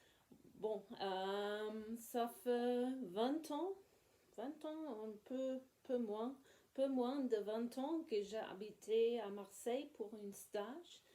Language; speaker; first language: French; non-native, learner; English